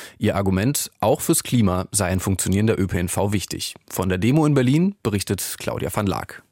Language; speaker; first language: German; native; German